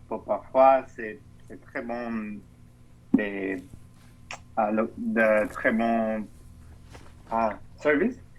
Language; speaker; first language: French; non-native, learner; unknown